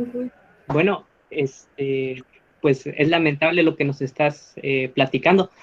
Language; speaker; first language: Spanish; native; Spanish